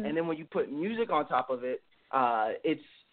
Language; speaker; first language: English; native; English